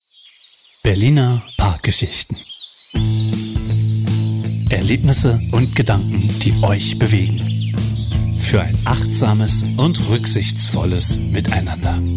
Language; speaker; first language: German; native; German